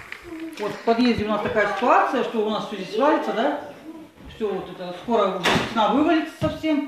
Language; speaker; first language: Russian; native; Russian